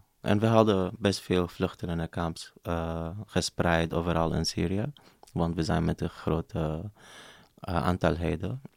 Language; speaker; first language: Dutch; non-native, fluent; Arabic